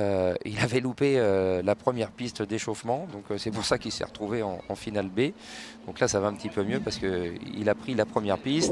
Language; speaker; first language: French; native; French